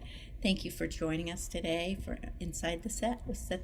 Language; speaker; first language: English; native; English